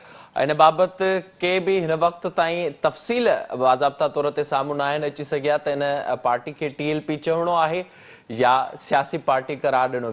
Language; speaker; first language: Sindhi; native; Sindhi